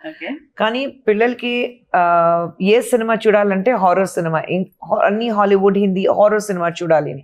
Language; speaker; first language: Telugu; non-native, learner; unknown